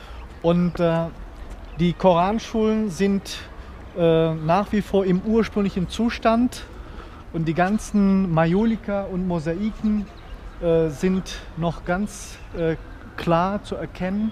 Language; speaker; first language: German; non-native, fluent; Uzbek